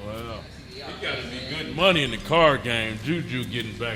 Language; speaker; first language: English; native; English